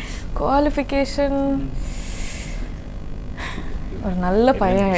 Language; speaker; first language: Tamil; non-native, learner; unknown